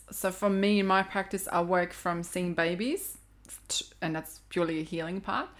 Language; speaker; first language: English; non-native, fluent; Croatian